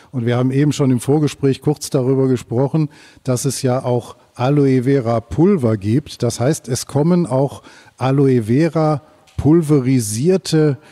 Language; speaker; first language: German; native; German